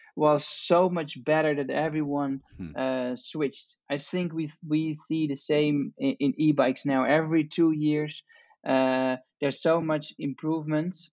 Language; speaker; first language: English; non-native, fluent; Dutch